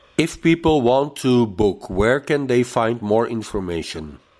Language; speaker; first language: English; non-native, fluent; Dutch